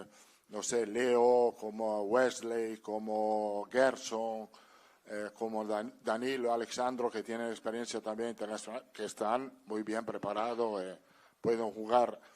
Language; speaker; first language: Spanish; non-native, fluent; Italian